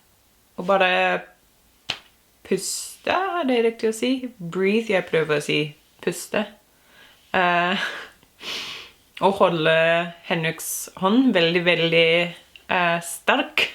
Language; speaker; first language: Norwegian; non-native, learner; English